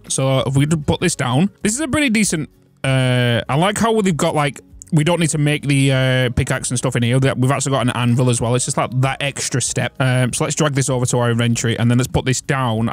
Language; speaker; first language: English; native; English